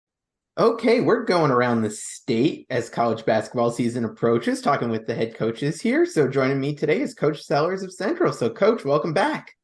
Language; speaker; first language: English; native; English